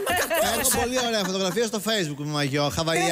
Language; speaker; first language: Greek; native; Greek